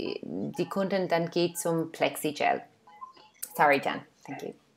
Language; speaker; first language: German; non-native, fluent; English